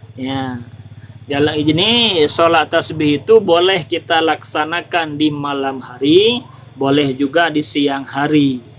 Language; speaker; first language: Malay; non-native, local second language; Achinese